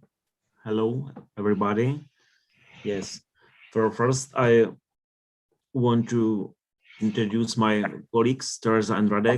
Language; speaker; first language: English; non-native, learner; Czech